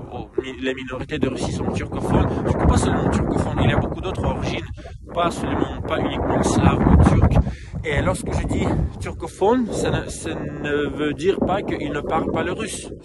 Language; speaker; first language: French; non-native, fluent; Russian